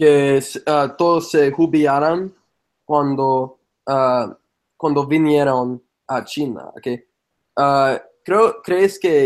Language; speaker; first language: Spanish; non-native, fluent; English